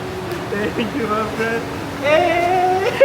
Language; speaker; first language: English; non-native, learner; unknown